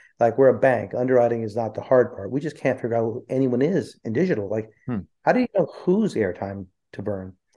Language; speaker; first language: English; early bilingual, other home language; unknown